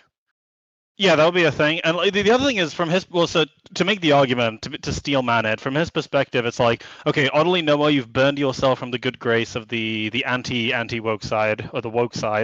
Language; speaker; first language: English; native; English